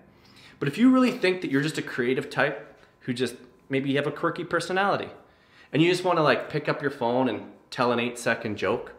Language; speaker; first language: English; native; English